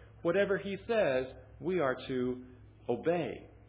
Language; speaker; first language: English; early bilingual, other home language; Chinese